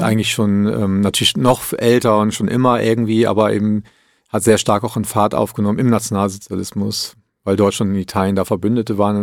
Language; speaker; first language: German; early bilingual, other home language; Italian